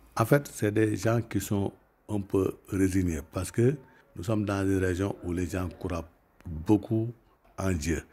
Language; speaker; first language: French; non-native, local second language; Wolof